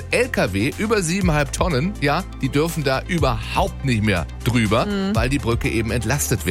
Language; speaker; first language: German; native; German